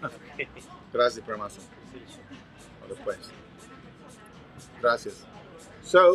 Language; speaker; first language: Spanish; non-native, learner; English